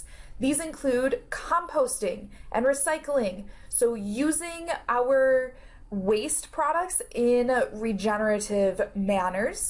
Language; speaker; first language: English; native; English